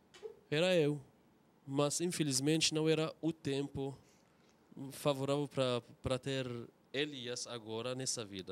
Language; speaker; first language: Portuguese; non-native, fluent; Arabic